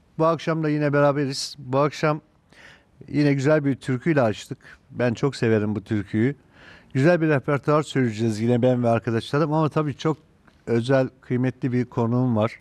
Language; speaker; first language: Turkish; native; Turkish